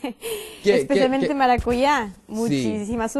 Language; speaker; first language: Spanish; native; Spanish